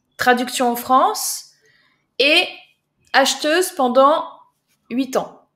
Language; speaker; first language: French; native; French